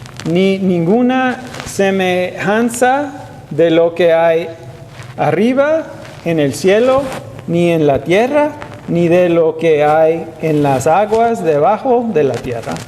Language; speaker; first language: Spanish; non-native, learner; English